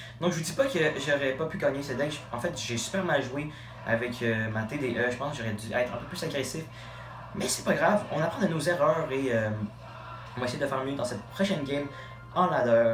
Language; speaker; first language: French; native; French